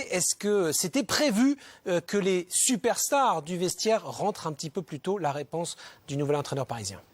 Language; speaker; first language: French; native; French